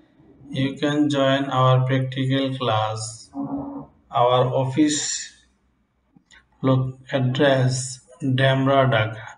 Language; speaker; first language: English; non-native, local second language; Bangla